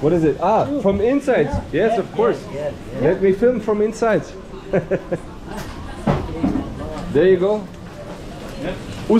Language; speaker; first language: English; non-native, fluent; German